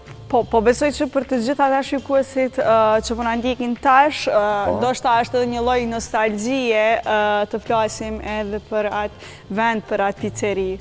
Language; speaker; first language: Albanian; native; Albanian